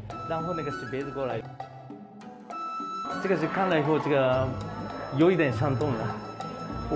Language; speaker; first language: Chinese; non-native, learner; Japanese